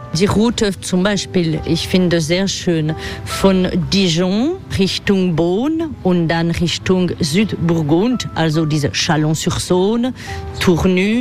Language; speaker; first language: German; non-native, fluent; French